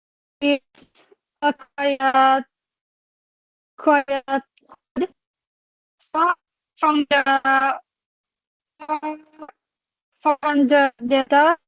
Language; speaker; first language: English; non-native, local second language; Indonesian